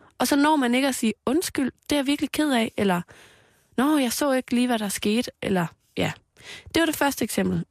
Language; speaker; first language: Danish; native; Danish